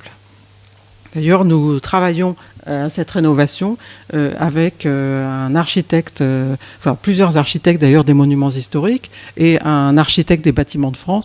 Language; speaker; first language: French; native; French